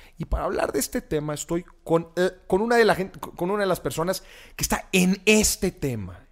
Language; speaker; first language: Spanish; native; Spanish